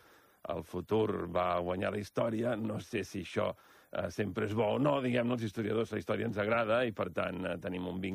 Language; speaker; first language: Catalan; native; Catalan